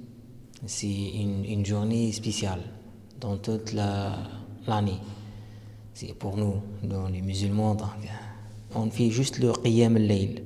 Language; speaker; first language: French; non-native, learner; Arabic